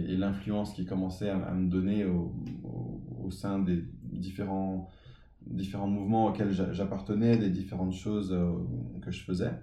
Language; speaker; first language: French; early bilingual, other home language; English